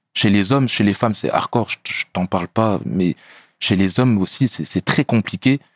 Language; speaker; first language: French; native; French